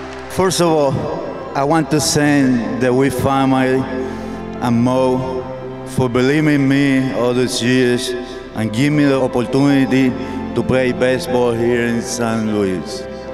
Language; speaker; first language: English; non-native, fluent; Spanish